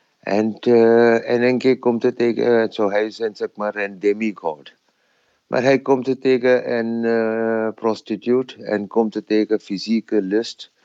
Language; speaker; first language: Dutch; non-native, fluent; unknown